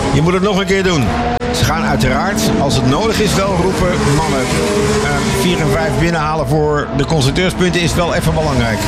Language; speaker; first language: Dutch; native; Dutch